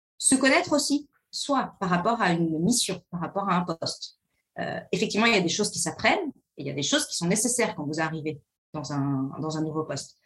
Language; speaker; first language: French; early bilingual, other home language; Arabic